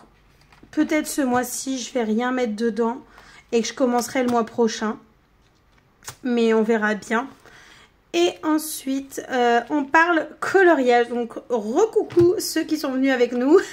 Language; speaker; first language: French; native; French